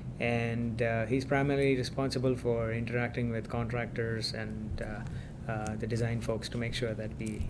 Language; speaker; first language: English; non-native, local second language; Gujarati